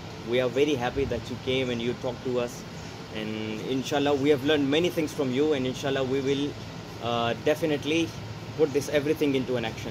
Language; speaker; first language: English; non-native, local second language; Urdu